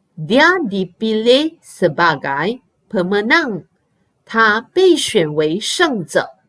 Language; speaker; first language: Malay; non-native, local second language; Chinese